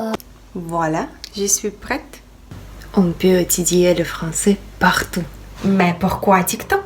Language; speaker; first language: French; non-native, fluent; Russian